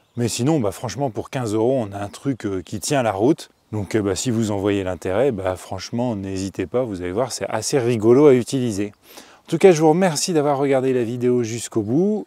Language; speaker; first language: French; native; French